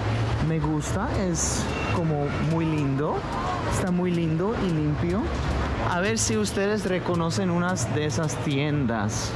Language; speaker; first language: Spanish; non-native, fluent; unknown